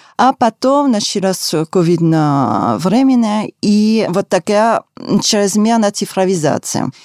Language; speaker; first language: Russian; non-native, fluent; French